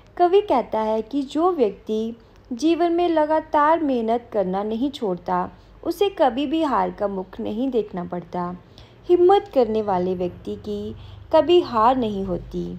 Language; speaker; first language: Hindi; non-native, local second language; Punjabi